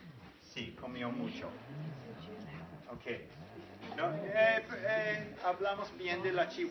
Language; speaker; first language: Spanish; non-native, fluent; English